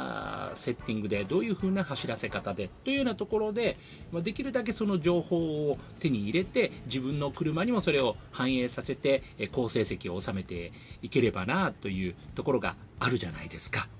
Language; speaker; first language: Japanese; native; Japanese